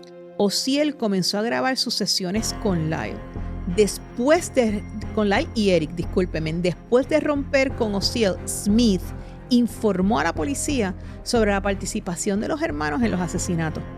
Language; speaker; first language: Spanish; native; Spanish